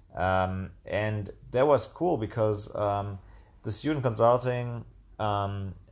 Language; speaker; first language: English; non-native, fluent; German